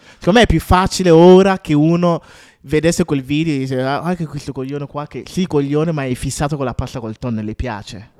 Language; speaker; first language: Italian; early bilingual, other home language; Akan